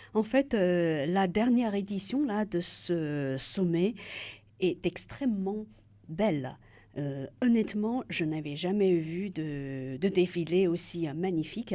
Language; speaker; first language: French; native; French